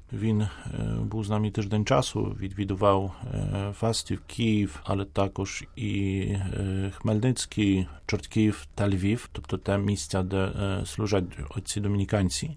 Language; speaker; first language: Ukrainian; non-native, fluent; Polish